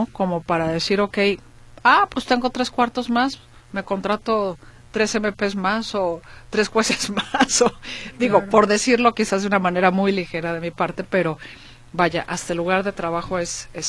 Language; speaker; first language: Spanish; native; Spanish